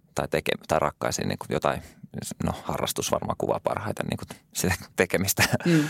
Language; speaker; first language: Finnish; early bilingual, other home language; French